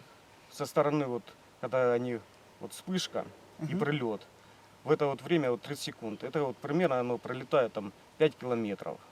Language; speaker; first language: Russian; native; Russian